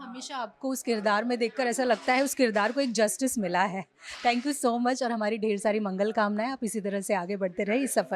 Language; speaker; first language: Hindi; native; Hindi